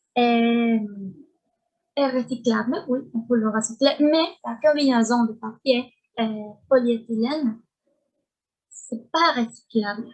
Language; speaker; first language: French; non-native, learner; Spanish